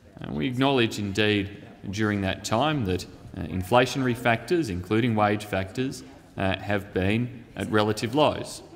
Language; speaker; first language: English; native; English